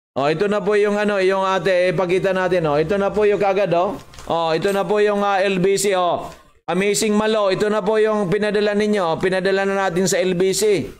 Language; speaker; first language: Filipino; non-native, local second language; Bikol